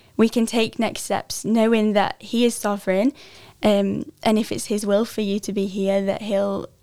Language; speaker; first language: English; native; English